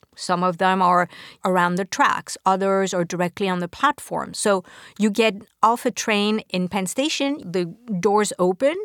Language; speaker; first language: English; non-native, fluent; French